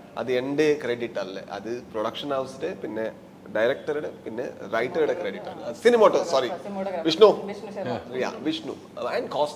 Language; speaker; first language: Malayalam; non-native, learner; Kannada